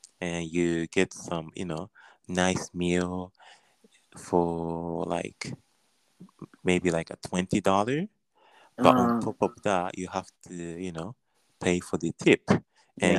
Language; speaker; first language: English; non-native, learner; Japanese